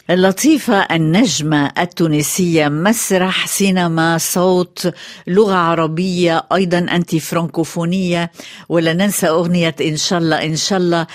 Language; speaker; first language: Arabic; native; Arabic